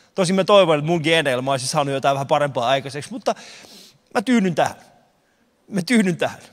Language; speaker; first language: Finnish; early bilingual, other home language; Persian